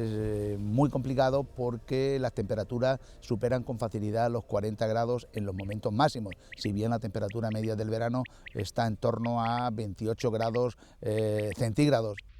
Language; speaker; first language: Spanish; native; Spanish